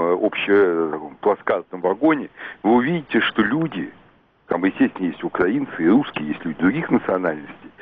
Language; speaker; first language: Russian; native; Russian